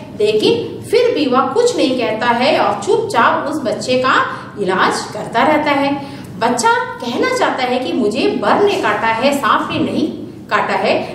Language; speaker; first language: Hindi; native; Hindi